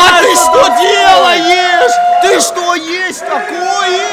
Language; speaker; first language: Russian; native; Russian